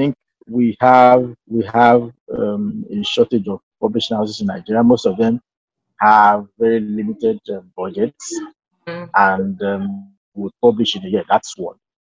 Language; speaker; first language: English; non-native, local second language; Yoruba